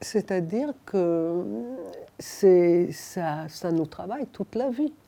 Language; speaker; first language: French; non-native, fluent; Hebrew